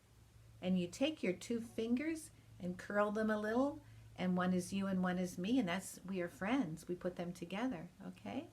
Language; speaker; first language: English; native; English